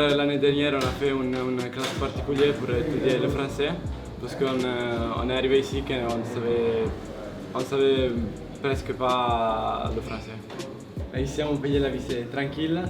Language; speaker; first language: French; non-native, learner; Italian